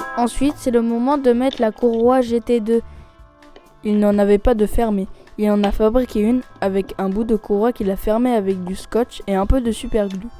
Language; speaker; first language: French; native; French